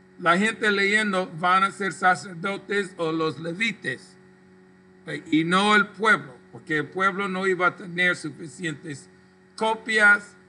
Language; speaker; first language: Spanish; non-native, local second language; English